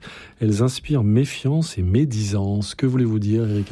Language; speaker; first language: French; native; French